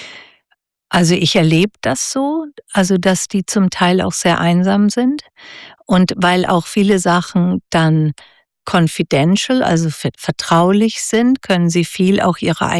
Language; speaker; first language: German; native; German